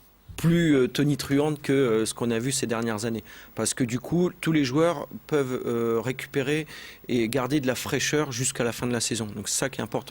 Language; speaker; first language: French; native; French